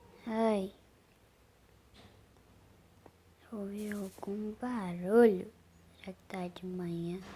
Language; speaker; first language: Portuguese; native; Portuguese